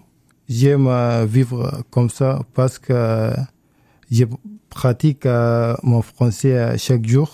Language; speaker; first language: French; non-native, learner; Arabic